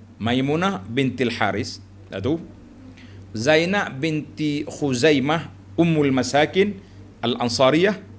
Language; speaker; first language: Malay; native; Malay